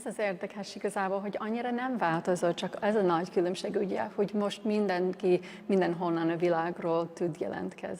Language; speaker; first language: Hungarian; early bilingual, heritage; English